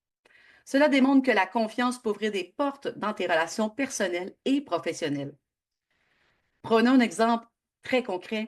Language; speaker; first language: French; native; French